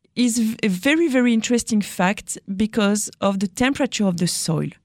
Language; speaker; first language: English; non-native, fluent; French